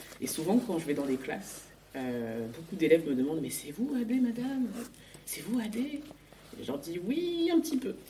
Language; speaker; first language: French; native; French